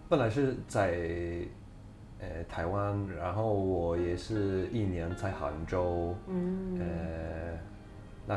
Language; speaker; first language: Chinese; non-native, fluent; Swedish